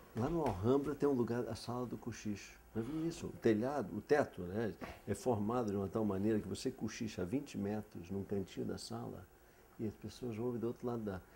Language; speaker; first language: Portuguese; non-native, fluent; English